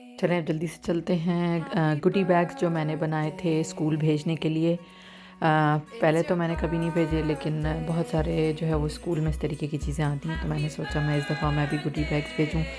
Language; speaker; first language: Urdu; native; Urdu